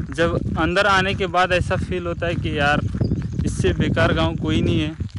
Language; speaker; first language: Hindi; native; Hindi